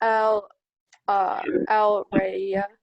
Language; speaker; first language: Spanish; non-native, learner; English